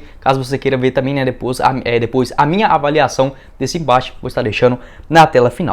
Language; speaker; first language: Portuguese; native; Portuguese